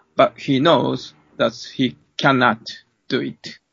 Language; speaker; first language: English; non-native, fluent; Japanese